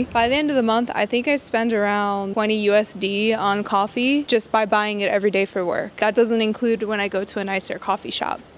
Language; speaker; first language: English; native; English